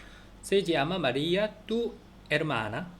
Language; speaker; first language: Spanish; non-native, learner; Korean